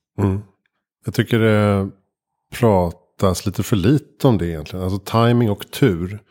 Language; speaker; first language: Swedish; native; Swedish